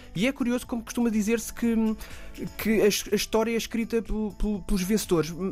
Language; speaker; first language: Portuguese; native; Portuguese